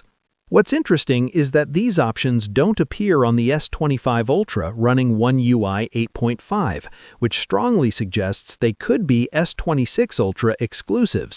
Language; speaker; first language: English; native; English